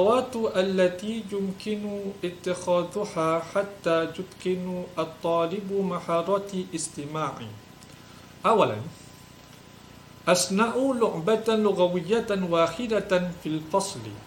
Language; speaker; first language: Arabic; non-native, learner; Malay